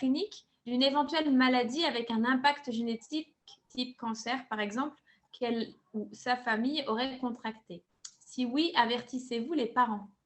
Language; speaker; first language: French; native; French